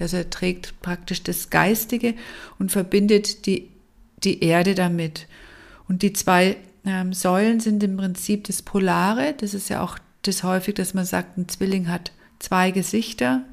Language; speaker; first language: German; native; German